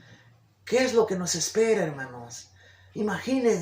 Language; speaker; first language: Spanish; native; Spanish